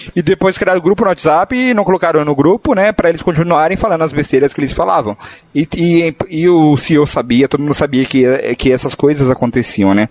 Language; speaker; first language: Portuguese; native; Portuguese